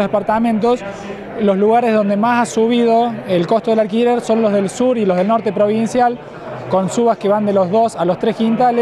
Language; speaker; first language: Spanish; native; Spanish